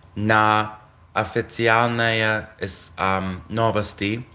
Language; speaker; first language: Russian; non-native, learner; English